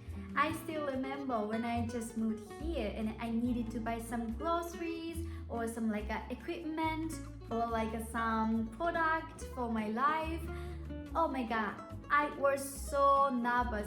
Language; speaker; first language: English; non-native, fluent; Japanese